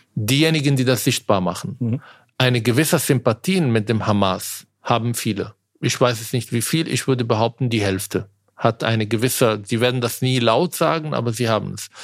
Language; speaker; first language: German; non-native, fluent; Arabic